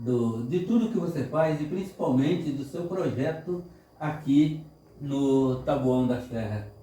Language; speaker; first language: Portuguese; native; Portuguese